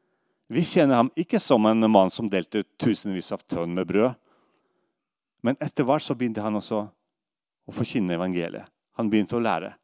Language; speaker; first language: Norwegian; non-native, fluent; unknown